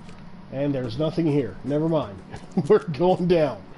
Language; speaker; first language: English; native; English